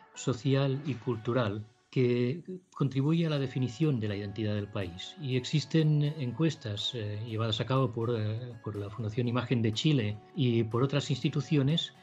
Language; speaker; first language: Spanish; native; Spanish